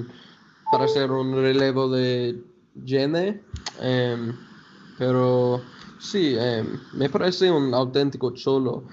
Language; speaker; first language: Spanish; non-native, fluent; English